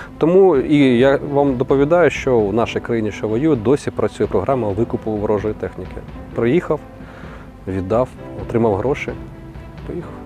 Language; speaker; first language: Ukrainian; non-native, local second language; Russian